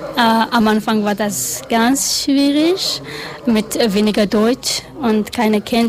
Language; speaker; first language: German; non-native, learner; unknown